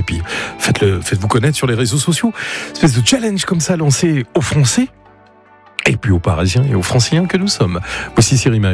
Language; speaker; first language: French; native; French